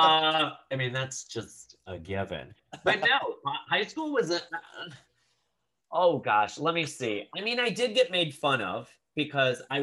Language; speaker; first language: English; native; English